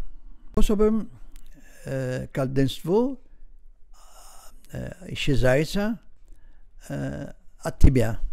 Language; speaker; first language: Russian; non-native, learner; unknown